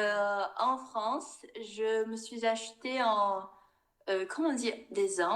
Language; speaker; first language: French; non-native, fluent; Portuguese